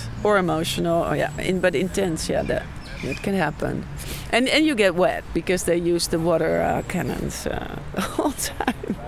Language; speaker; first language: English; non-native, fluent; Dutch